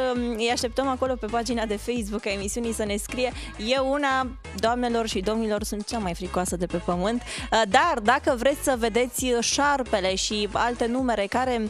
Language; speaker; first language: Romanian; native; Romanian